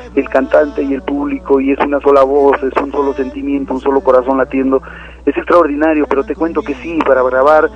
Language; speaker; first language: Spanish; native; Spanish